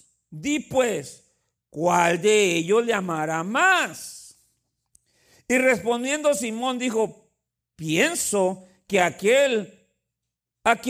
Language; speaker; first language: Spanish; native; Spanish